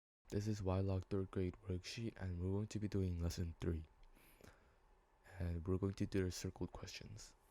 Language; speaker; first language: English; native; English